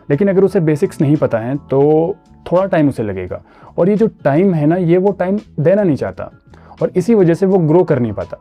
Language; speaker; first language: Hindi; non-native, local second language; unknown